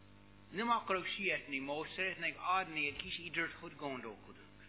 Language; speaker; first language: Hungarian; non-native, learner; English